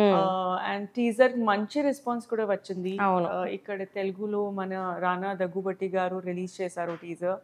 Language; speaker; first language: Telugu; non-native, learner; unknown